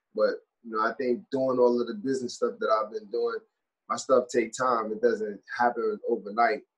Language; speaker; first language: English; native; English